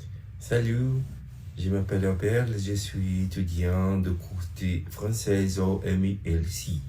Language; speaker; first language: French; non-native, learner; Portuguese